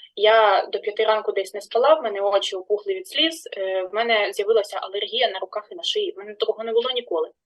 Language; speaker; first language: Ukrainian; native; Ukrainian